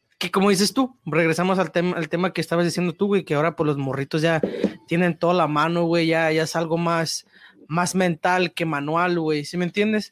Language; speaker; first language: Spanish; early bilingual, heritage; Spanish